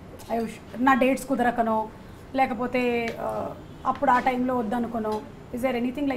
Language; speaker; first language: Telugu; native; Telugu